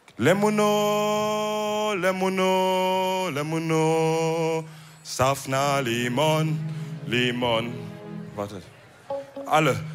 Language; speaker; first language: German; early bilingual, other home language; Wolof